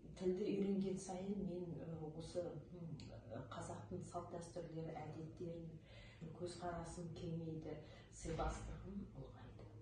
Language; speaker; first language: Kazakh; non-native, local second language; Ukrainian